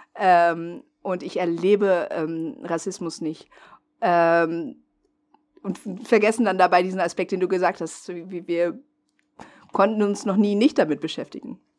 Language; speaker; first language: German; non-native, fluent; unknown